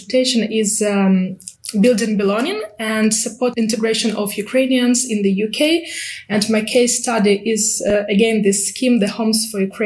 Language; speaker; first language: English; non-native, fluent; Ukrainian